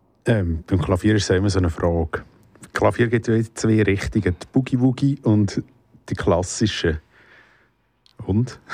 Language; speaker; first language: German; native; German